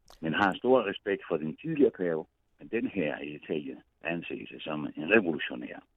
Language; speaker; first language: Danish; non-native, fluent; Italian